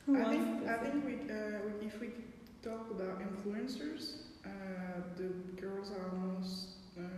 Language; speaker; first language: English; non-native, learner; French